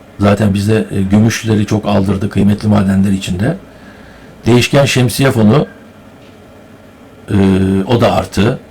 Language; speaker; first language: Turkish; native; Turkish